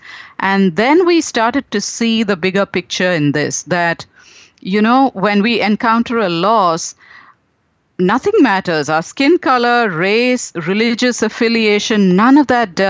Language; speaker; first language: English; non-native, local second language; Tamil